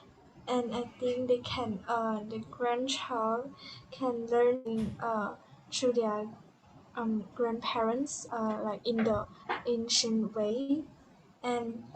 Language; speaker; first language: English; non-native, learner; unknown